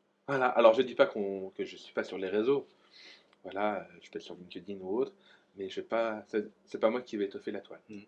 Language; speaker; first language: French; native; French